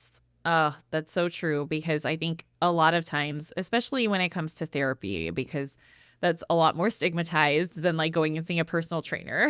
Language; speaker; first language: English; native; English